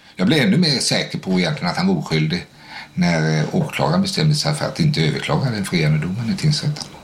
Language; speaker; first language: Swedish; native; Swedish